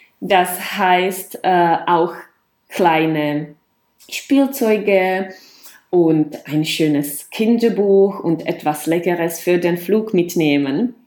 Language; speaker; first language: German; non-native, fluent; Czech